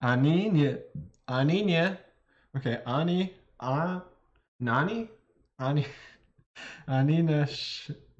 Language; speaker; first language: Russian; non-native, learner; English